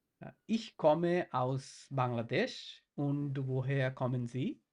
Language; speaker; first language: German; non-native, learner; Bangla